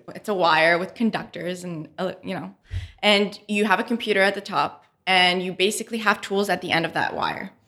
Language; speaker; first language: English; native; English